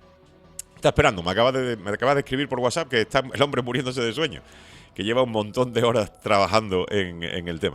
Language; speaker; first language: Spanish; native; Spanish